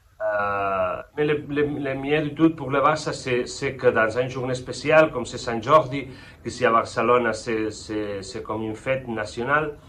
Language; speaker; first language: French; non-native, fluent; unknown